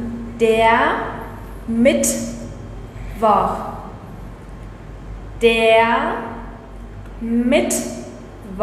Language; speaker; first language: German; early bilingual, other home language; Vietnamese